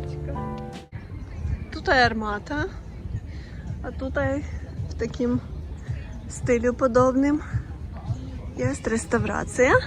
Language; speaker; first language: Polish; non-native, learner; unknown